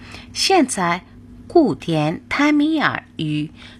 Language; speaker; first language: Chinese; non-native, learner; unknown